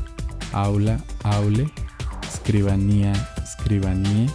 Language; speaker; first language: Italian; non-native, fluent; Spanish